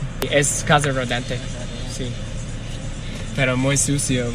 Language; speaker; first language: Spanish; non-native, learner; English